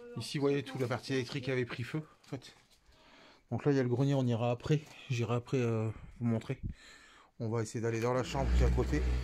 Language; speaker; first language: French; native; French